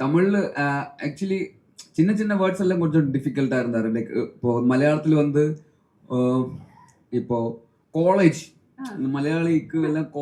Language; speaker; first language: Tamil; non-native, learner; Malayalam